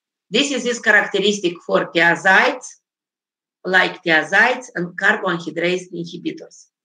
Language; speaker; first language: English; non-native, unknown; Romanian